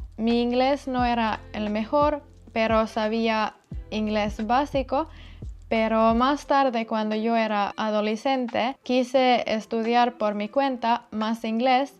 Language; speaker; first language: Spanish; non-native, fluent; Finnish